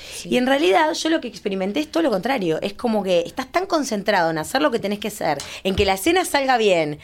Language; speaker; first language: Spanish; native; Spanish